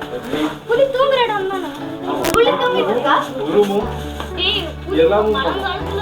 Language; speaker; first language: Tamil; native; Tamil